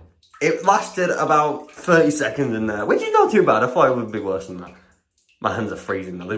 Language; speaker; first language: English; native; English